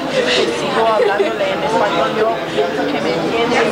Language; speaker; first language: Spanish; non-native, learner; English